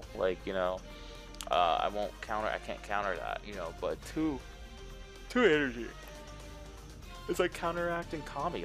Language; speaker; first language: English; native; English